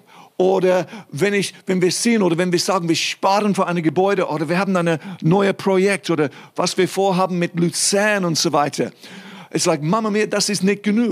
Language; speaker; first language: German; non-native, fluent; English